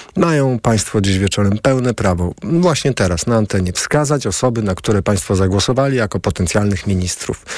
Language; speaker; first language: Polish; native; Polish